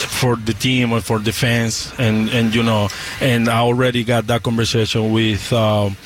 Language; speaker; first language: English; non-native, learner; Spanish